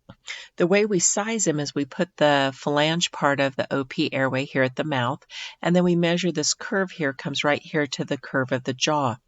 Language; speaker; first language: English; native; English